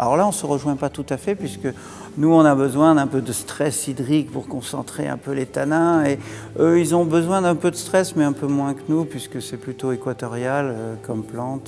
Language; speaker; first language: French; native; French